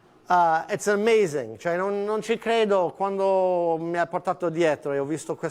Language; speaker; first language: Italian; non-native, fluent; English